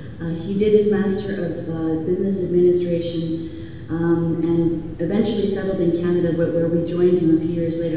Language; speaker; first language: English; early bilingual, other home language; Korean